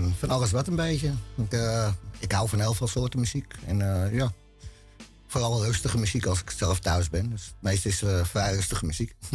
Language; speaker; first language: Dutch; native; Dutch